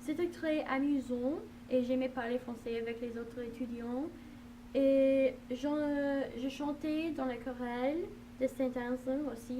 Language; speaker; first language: French; non-native, learner; English